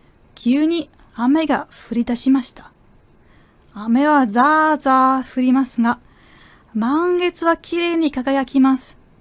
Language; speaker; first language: Japanese; non-native, fluent; German